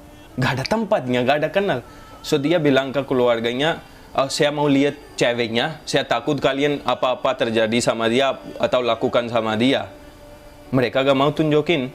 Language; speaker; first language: Indonesian; non-native, fluent; Hindi